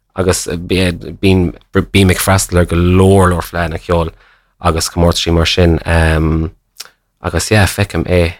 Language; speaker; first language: Irish; non-native, local second language; English